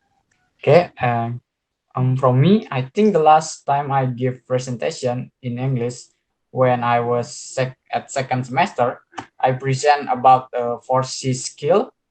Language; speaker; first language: English; non-native, learner; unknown